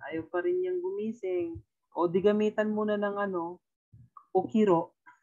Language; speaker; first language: Filipino; native; Filipino